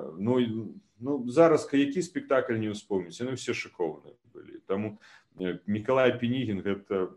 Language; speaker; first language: Belarusian; native; Belarusian